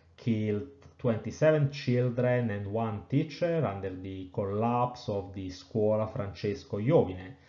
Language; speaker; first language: English; non-native, fluent; Italian